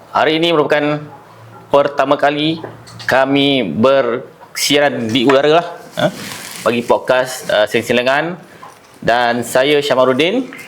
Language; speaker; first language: Malay; native; Malay